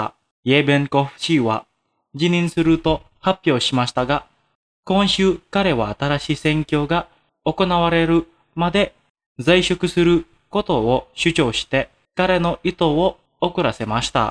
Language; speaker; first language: Japanese; non-native, fluent; Indonesian